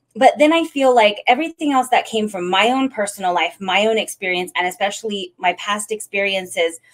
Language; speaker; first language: English; native; English